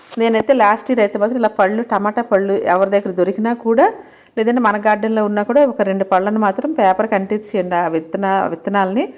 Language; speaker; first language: Telugu; native; Telugu